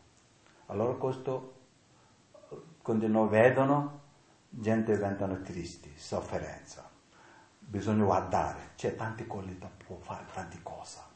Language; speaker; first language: Italian; non-native, learner; Tibetan